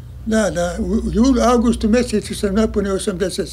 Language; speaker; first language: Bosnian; non-native, local second language; Hungarian